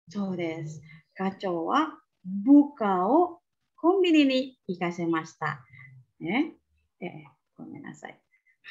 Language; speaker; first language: Japanese; non-native, fluent; Indonesian